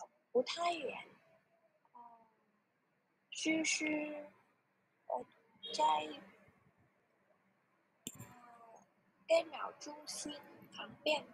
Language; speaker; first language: Chinese; non-native, learner; Vietnamese